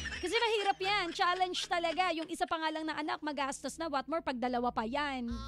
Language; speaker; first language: Filipino; native; Filipino